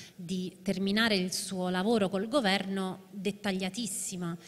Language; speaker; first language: Italian; native; Italian